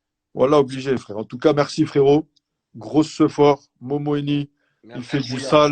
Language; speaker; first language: French; native; French